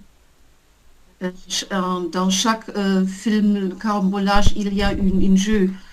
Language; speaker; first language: French; non-native, learner; German